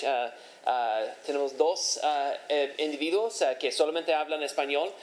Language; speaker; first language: Spanish; non-native, learner; English